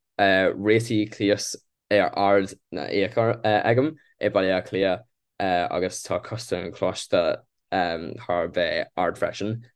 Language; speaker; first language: Irish; non-native, local second language; English